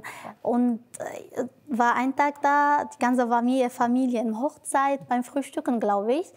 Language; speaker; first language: German; non-native, learner; Arabic